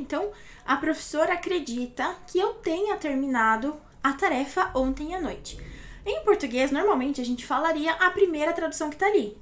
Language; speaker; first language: Portuguese; native; Portuguese